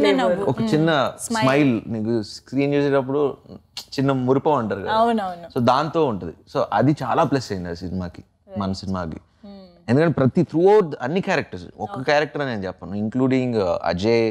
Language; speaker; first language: Telugu; native; Telugu